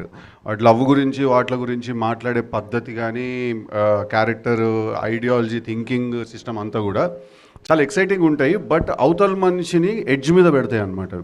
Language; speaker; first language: Telugu; native; Telugu